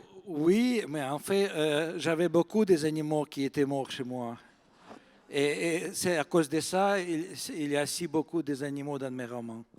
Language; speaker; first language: French; non-native, fluent; Russian